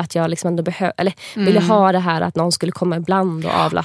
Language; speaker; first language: Swedish; native; Swedish